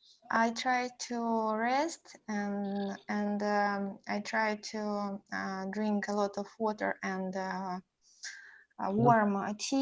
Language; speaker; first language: English; non-native, learner; Russian